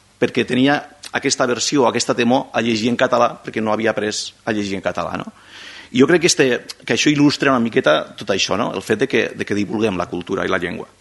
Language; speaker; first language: Catalan; non-native, local second language; Spanish